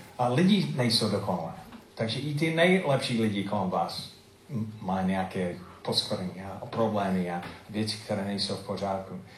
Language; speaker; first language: Czech; non-native, fluent; English